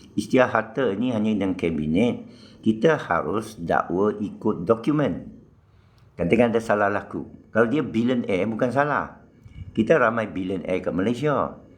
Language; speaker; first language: Malay; non-native, local second language; Chinese